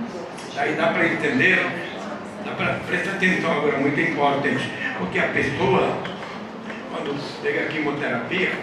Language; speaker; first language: Portuguese; non-native, fluent; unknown